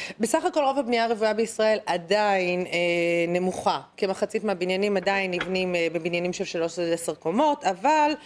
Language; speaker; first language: Hebrew; native; Hebrew